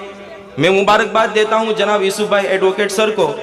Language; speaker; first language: Hindi; native; Hindi